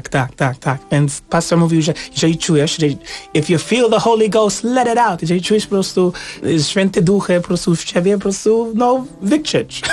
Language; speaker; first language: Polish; non-native, fluent; English